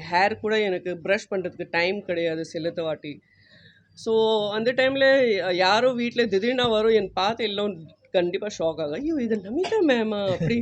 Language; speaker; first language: Tamil; non-native, fluent; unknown